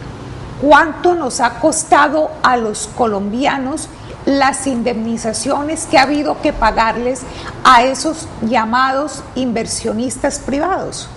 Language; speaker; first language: Spanish; native; Spanish